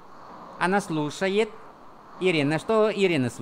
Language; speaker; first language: Russian; non-native, fluent; Vietnamese